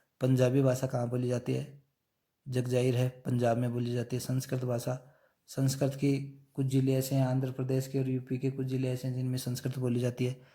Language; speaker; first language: Hindi; native; Hindi